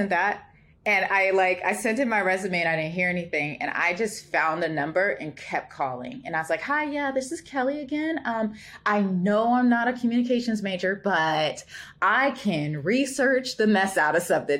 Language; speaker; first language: English; native; English